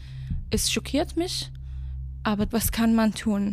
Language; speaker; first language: German; non-native, fluent; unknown